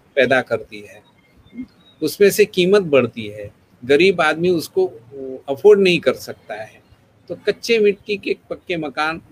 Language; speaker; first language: Hindi; non-native, local second language; Gujarati